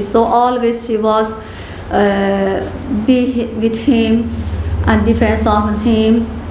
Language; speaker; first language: English; non-native, learner; Persian